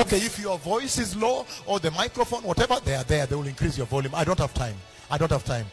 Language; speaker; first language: English; non-native, local second language; Luo (Kenya and Tanzania)